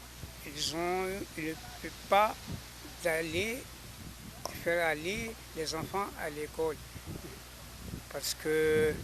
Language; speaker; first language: French; non-native, local second language; Malagasy